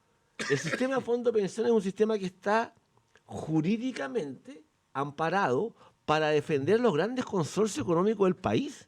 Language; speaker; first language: Spanish; native; Spanish